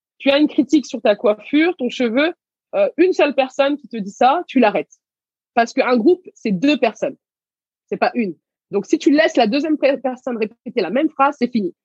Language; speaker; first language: French; early bilingual, other home language; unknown